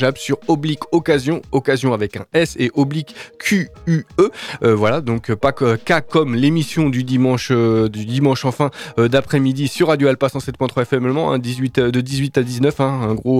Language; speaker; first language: French; native; French